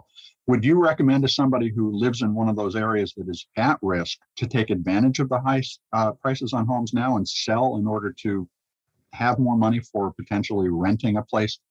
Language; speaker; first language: English; native; English